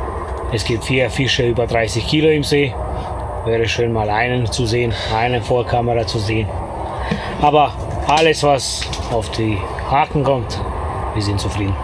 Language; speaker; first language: German; non-native, fluent; Croatian